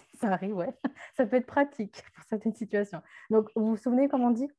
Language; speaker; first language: French; native; French